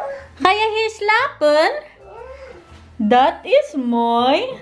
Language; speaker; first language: Dutch; non-native, learner; Filipino